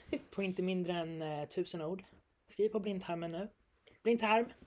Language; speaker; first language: Swedish; native; Swedish